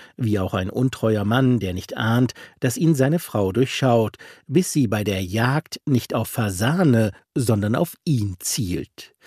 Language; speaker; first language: German; native; German